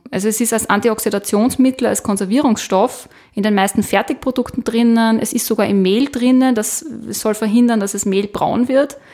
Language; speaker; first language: German; native; German